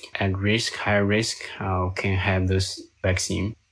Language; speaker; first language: English; non-native, fluent; Chinese